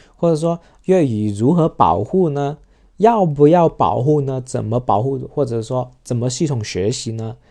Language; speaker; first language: Chinese; non-native, local second language; Cantonese